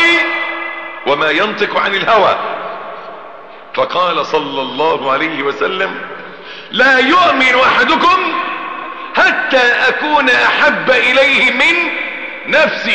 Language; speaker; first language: Arabic; native; Arabic